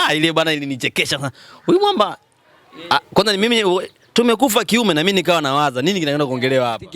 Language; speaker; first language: Swahili; native; Swahili